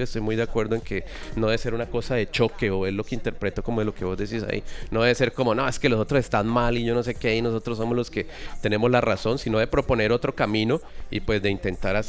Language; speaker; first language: Spanish; native; Spanish